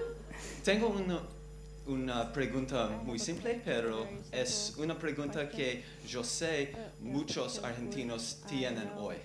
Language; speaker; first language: Spanish; non-native, learner; English